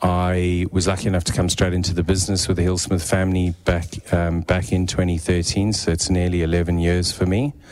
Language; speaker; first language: English; native; English